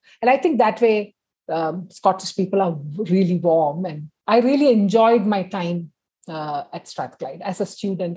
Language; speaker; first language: English; non-native, local second language; Tamil